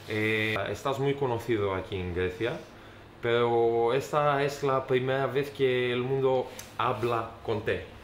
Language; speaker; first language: Spanish; non-native, learner; Greek